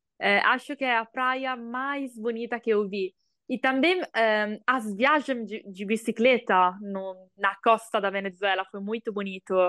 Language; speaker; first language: Portuguese; non-native, learner; Italian